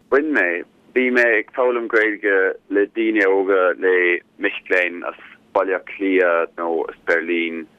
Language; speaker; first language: Irish; non-native, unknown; German